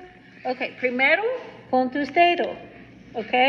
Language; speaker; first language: Spanish; non-native, learner; English